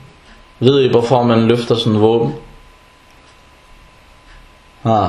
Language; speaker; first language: Danish; non-native, fluent; Arabic